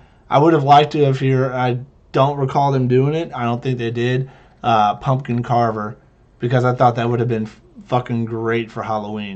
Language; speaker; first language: English; native; English